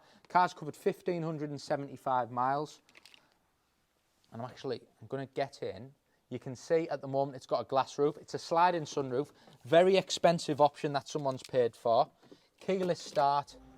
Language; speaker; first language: English; native; English